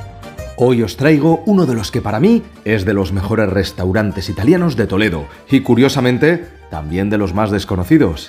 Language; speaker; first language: Spanish; native; Spanish